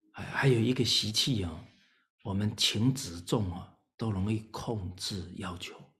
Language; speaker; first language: Chinese; native; Chinese